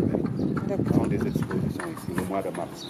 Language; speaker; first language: French; non-native, local second language; Wolof